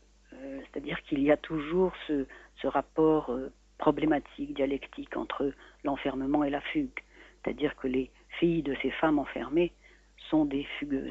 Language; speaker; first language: French; native; French